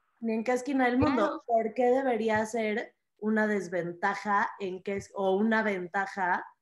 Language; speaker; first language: Spanish; native; Spanish